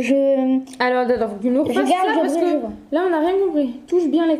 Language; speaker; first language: French; native; French